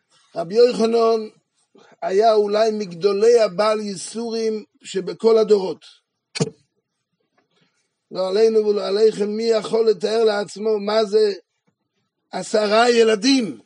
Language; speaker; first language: Hebrew; non-native, fluent; French